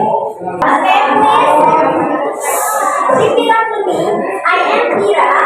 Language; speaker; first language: English; non-native, fluent; Indonesian